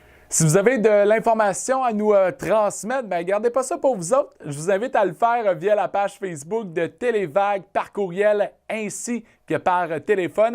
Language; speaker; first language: French; native; French